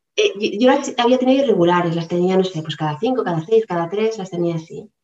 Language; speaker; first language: Spanish; native; Spanish